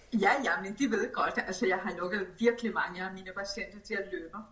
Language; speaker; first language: Danish; early bilingual, other home language; Spanish